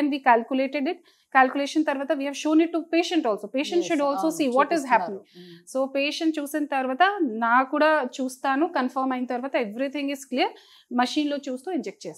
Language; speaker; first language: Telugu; non-native, fluent; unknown